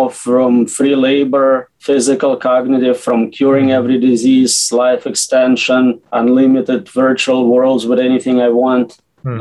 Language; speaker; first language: English; native; English